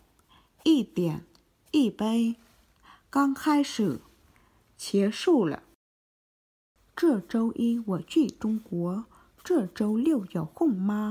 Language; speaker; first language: Chinese; non-native, learner; Vietnamese